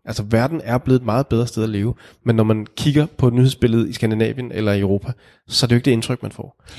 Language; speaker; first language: Danish; native; Danish